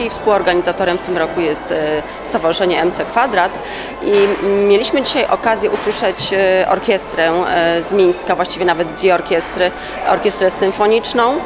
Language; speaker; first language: Polish; native; Polish